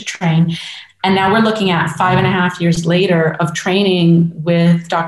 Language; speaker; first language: English; native; English